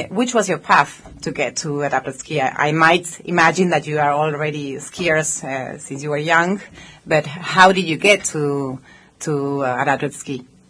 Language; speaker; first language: English; non-native, fluent; Spanish